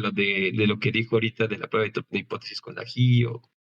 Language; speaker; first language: Spanish; native; Spanish